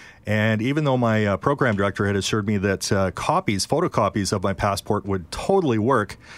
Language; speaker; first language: English; native; English